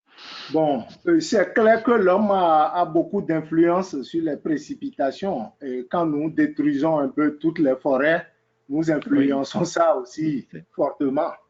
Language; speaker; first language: French; native; French